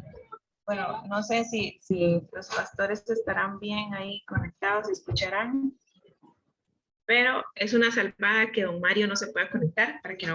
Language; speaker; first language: Spanish; native; Spanish